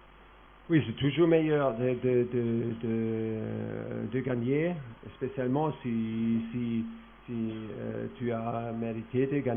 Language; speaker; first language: French; non-native, fluent; German